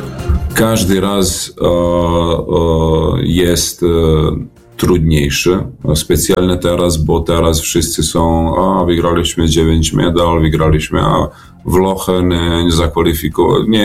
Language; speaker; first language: Polish; non-native, fluent; Serbian